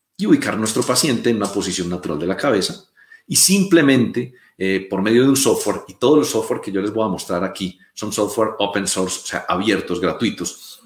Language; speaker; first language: Spanish; native; Spanish